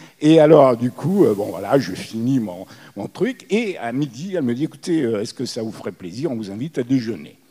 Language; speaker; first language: French; early bilingual, other home language; Italian